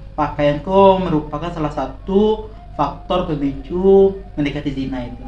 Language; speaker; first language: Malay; non-native, local second language; Minangkabau